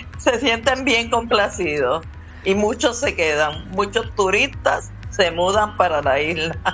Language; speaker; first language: Spanish; native; Spanish